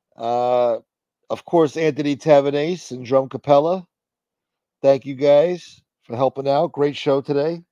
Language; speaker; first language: English; native; English